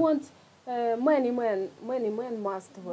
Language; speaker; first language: English; non-native, learner; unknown